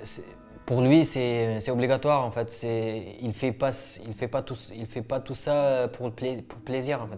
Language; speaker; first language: French; non-native, fluent; Uyghur